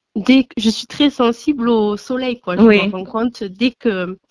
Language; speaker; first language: French; native; French